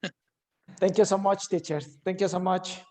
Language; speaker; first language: English; non-native, learner; Spanish